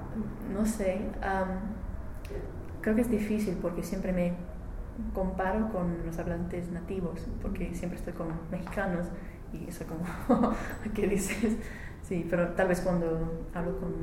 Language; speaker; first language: Spanish; non-native, learner; English